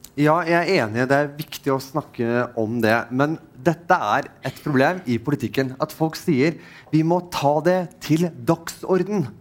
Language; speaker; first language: Norwegian; non-native, fluent; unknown